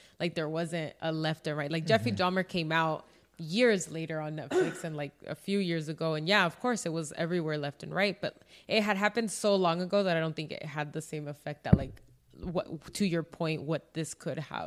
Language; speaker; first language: English; early bilingual, other home language; Spanish